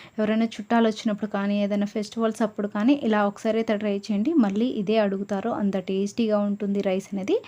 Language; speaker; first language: Telugu; non-native, local second language; Lambadi